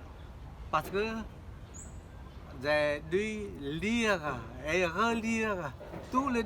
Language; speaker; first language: French; non-native, fluent; Khmer